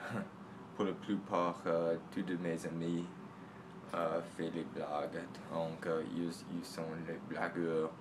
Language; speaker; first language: French; non-native, learner; English